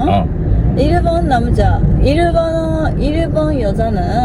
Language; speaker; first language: Korean; non-native, learner; Japanese